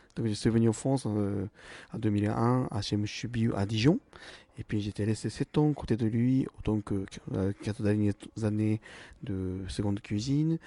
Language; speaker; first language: French; non-native, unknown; Japanese